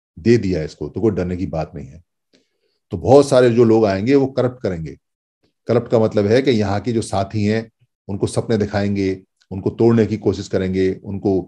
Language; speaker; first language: Hindi; native; Hindi